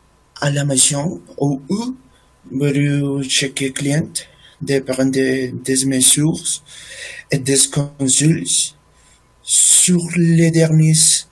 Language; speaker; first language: French; non-native, learner; Spanish